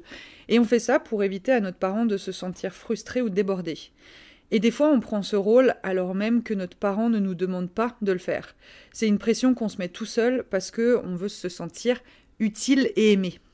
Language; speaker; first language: French; native; French